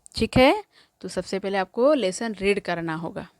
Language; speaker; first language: Hindi; non-native, local second language; Marathi